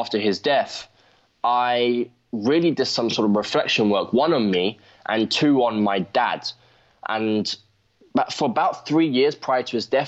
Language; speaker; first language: English; native; English